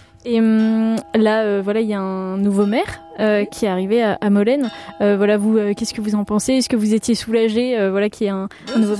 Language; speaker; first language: French; native; French